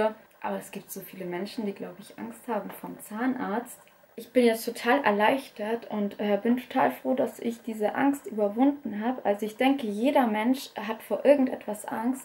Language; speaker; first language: German; early bilingual, other home language; Russian